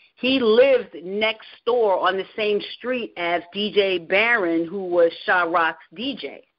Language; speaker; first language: English; native; English